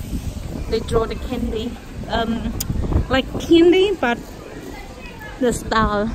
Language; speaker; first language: English; non-native, fluent; Khmer